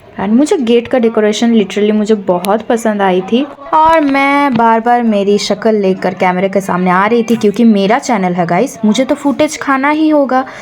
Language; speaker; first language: Hindi; non-native, local second language; Bangla